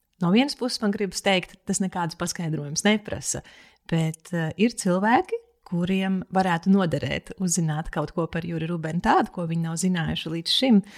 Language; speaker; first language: Latvian; native; Latvian